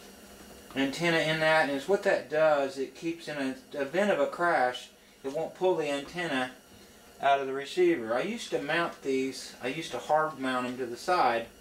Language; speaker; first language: English; native; English